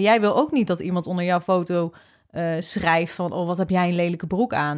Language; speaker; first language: Dutch; native; Dutch